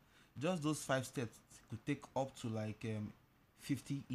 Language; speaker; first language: English; non-native, local second language; Igbo